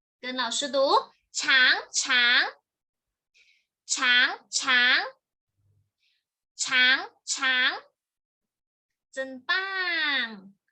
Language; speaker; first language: Chinese; non-native, fluent; Thai